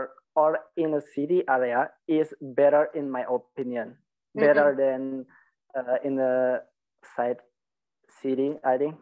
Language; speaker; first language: English; non-native, learner; Indonesian